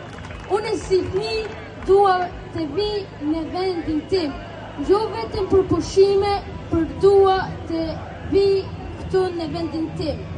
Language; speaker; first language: Albanian; early bilingual, heritage; Albanian